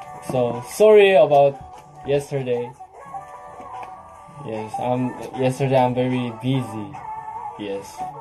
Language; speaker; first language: English; non-native, learner; Chinese